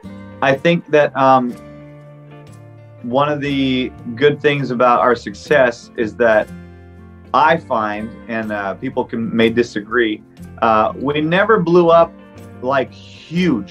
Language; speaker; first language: English; non-native, local second language; French